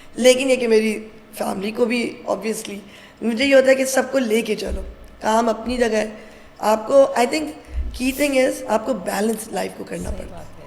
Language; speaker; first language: Urdu; native; Urdu